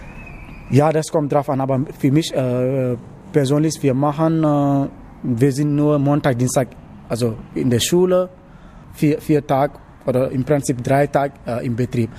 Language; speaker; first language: German; non-native, learner; Wolof